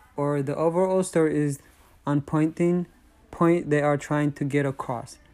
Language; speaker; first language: English; non-native, fluent; Tigrinya